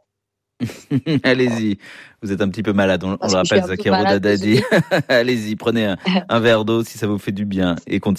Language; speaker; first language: French; native; French